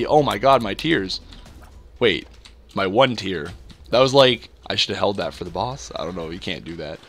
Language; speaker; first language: English; native; English